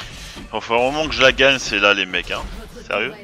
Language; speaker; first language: French; native; French